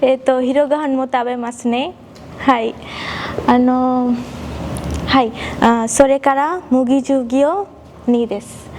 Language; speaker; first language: Japanese; non-native, fluent; Bangla